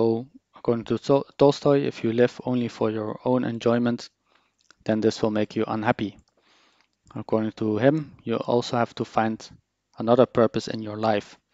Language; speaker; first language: English; non-native, fluent; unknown